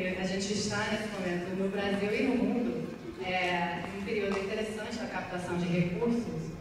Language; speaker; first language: Portuguese; non-native, fluent; English